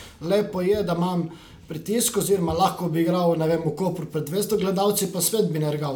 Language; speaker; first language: Slovenian; native; Slovenian